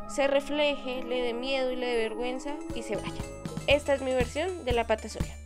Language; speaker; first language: Spanish; native; Spanish